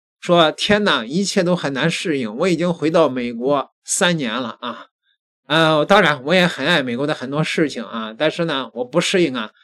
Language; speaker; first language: Chinese; native; Chinese